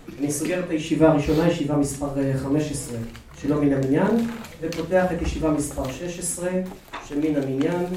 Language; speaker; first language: Hebrew; native; Hebrew